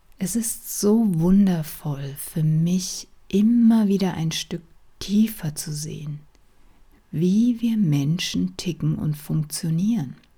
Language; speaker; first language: German; native; German